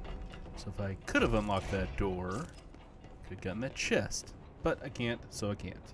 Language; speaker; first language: English; native; English